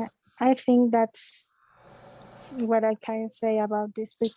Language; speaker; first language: English; non-native, learner; Spanish